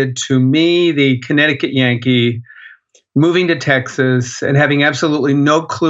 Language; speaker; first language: English; native; English